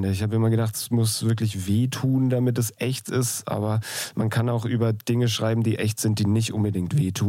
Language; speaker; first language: German; native; German